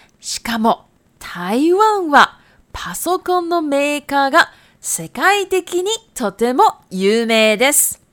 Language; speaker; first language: Japanese; non-native, fluent; Chinese